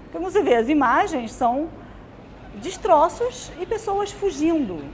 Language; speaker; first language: Portuguese; non-native, fluent; Arabic